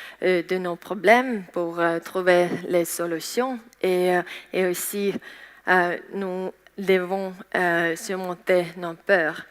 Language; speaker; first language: French; non-native, learner; Estonian